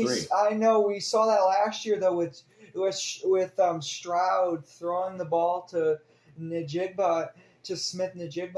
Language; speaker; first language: English; native; English